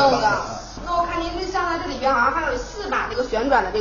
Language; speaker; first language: Chinese; native; Chinese